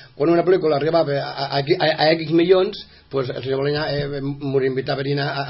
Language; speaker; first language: Catalan; native; Catalan